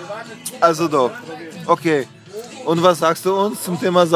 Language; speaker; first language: German; non-native, fluent; Polish